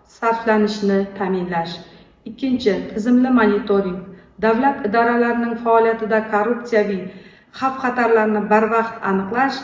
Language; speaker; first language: Uzbek; non-native, local second language; Kara-Kalpak